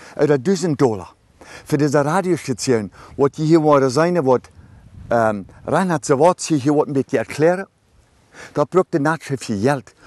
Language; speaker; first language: German; early bilingual, other home language; Low German